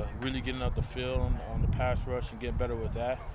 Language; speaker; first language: English; native; English